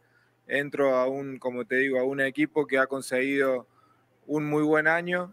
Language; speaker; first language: Portuguese; non-native, learner; Spanish